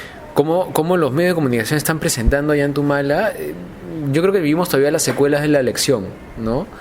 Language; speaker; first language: Spanish; native; Spanish